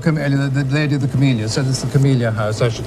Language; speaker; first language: English; native; English